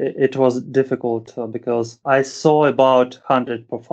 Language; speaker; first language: English; non-native, fluent; Russian